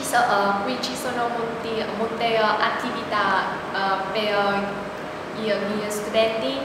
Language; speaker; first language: Italian; non-native, learner; Vietnamese